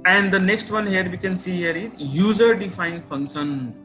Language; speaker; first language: English; non-native, local second language; Nepali